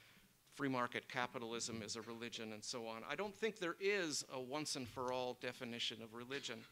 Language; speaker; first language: English; native; English